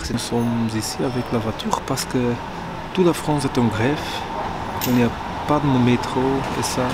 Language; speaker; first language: French; non-native, learner; Dutch